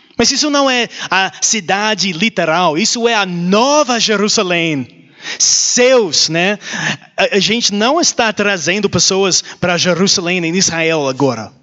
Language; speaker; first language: Portuguese; non-native, learner; English